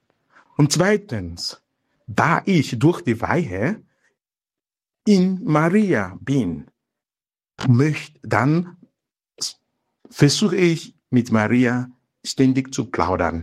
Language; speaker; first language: German; non-native, fluent; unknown